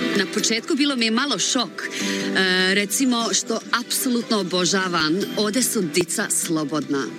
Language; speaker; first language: Croatian; early bilingual, heritage; Croatian